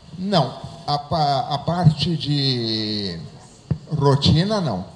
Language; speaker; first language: Portuguese; native; Portuguese